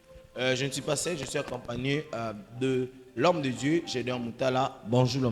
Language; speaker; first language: French; non-native, local second language; Lingala